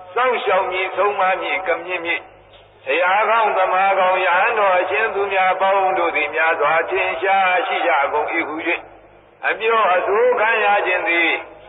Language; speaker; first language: Burmese; native; Burmese